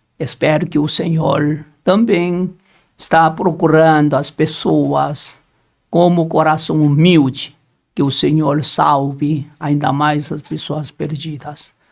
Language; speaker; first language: Portuguese; non-native, learner; Korean